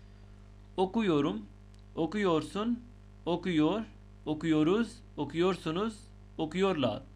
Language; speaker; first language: Turkish; non-native, fluent; Urdu